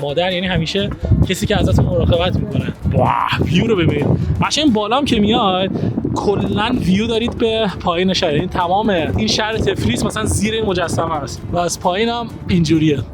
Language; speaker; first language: Persian; native; Persian